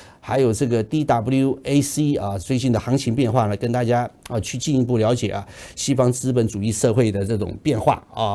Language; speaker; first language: Chinese; native; Chinese